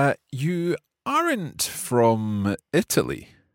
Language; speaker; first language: English; native; English